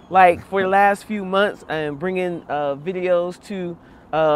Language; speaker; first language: English; native; English